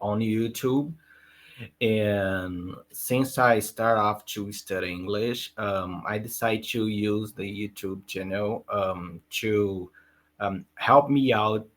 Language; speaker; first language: English; non-native, learner; Portuguese